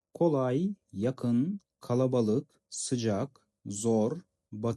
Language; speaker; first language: Turkish; non-native, fluent; Kazakh